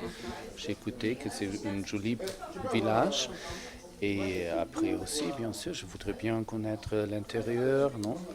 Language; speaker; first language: French; non-native, fluent; German